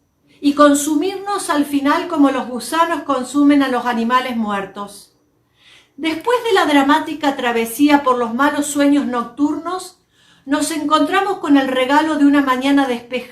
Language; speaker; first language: Spanish; native; Spanish